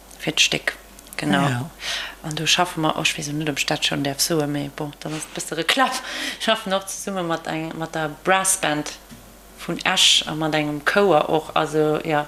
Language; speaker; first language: Luxembourgish; native; Luxembourgish